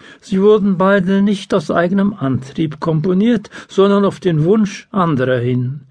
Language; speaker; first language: German; native; German